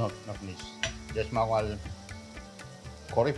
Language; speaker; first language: German; non-native, learner; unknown